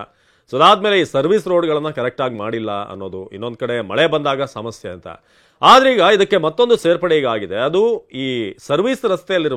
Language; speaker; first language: Kannada; native; Kannada